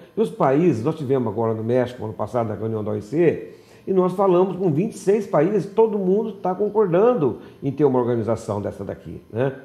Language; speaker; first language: Portuguese; native; Portuguese